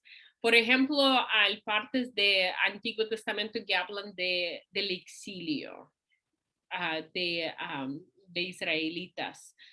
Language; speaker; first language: Spanish; non-native, fluent; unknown